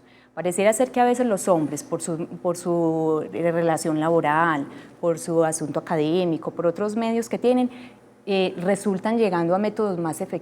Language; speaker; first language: Spanish; native; Spanish